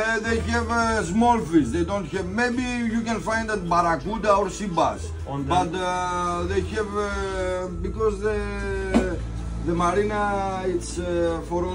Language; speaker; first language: English; non-native, learner; Greek